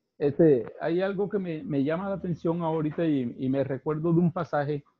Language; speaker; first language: Spanish; native; Spanish